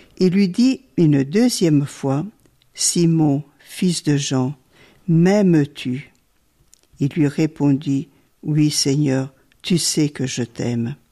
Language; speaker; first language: French; early bilingual, other home language; Italian